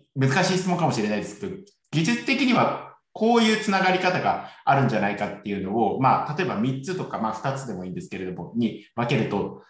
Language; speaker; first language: Japanese; native; Japanese